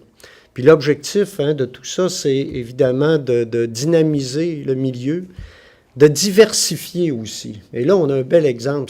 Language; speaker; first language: French; native; French